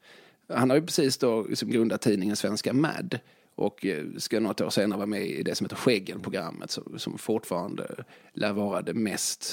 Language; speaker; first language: Swedish; native; Swedish